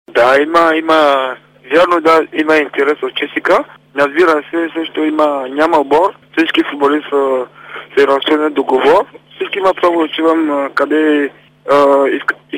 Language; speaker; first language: Bulgarian; non-native, learner; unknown